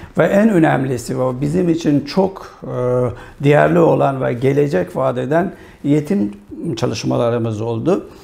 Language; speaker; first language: Turkish; non-native, fluent; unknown